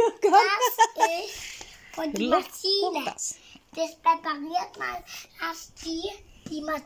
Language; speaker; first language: German; non-native, learner; Cebuano